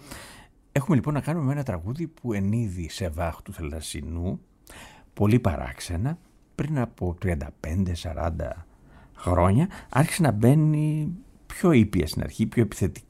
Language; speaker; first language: Greek; native; Greek